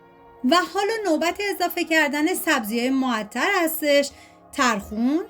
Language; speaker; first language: Persian; native; Persian